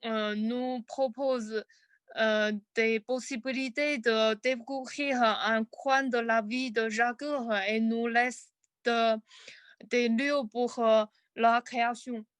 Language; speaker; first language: French; non-native, learner; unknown